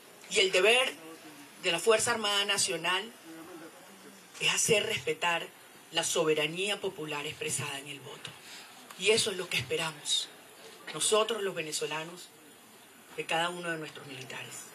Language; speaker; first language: Spanish; native; Spanish